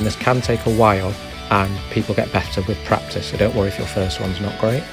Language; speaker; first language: English; native; English